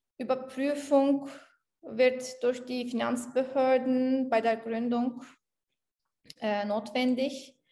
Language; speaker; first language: German; non-native, fluent; Turkish